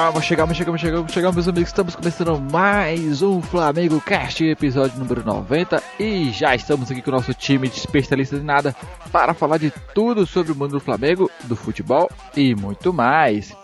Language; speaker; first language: Portuguese; native; Portuguese